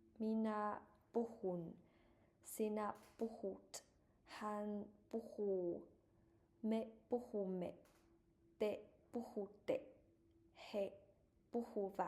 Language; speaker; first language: Finnish; non-native, learner; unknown